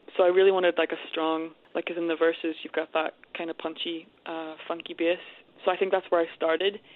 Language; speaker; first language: English; native; English